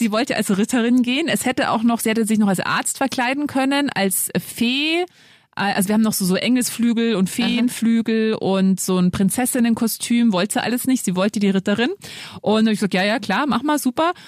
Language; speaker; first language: German; native; German